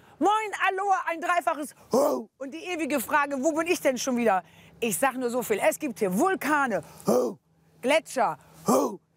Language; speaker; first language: German; native; German